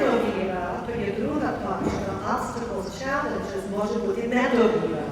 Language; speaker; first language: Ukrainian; early bilingual, heritage; Ukrainian